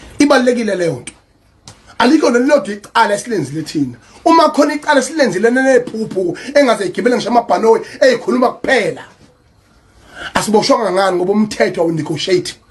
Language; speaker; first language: Zulu; native; Zulu